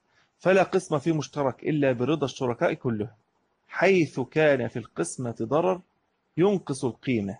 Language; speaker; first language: Arabic; native; Arabic